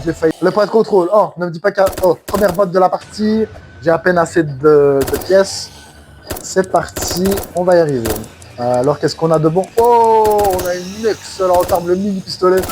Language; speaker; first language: French; native; French